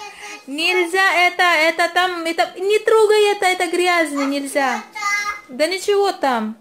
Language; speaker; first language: Russian; non-native, learner; Filipino